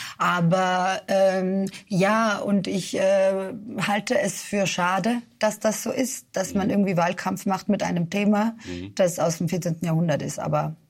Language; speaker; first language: German; early bilingual, other home language; Serbian